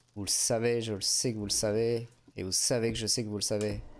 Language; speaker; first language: French; native; French